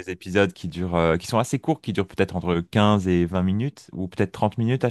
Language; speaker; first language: French; native; French